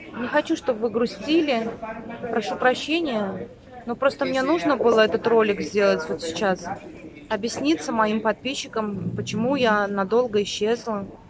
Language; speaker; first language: Russian; native; Russian